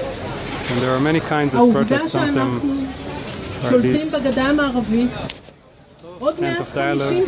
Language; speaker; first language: English; non-native, fluent; Hebrew